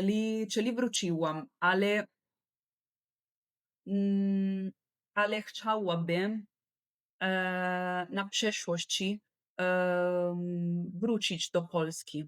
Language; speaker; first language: Polish; non-native, learner; Italian